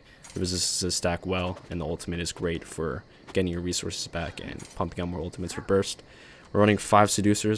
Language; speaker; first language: English; native; English